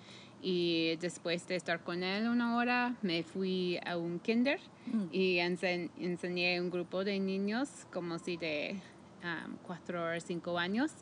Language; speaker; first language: Spanish; non-native, fluent; English